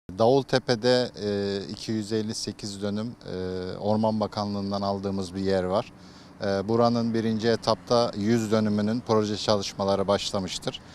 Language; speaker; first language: Turkish; native; Turkish